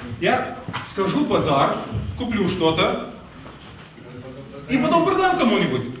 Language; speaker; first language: Russian; non-native, fluent; Lithuanian